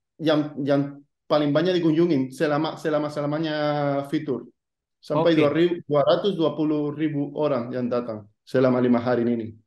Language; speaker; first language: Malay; non-native, fluent; Spanish